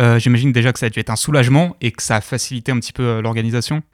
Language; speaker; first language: French; native; French